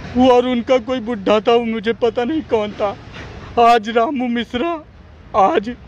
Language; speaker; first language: Hindi; native; Hindi